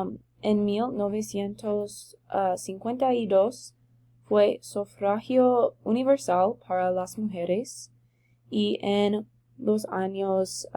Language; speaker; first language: Spanish; non-native, learner; English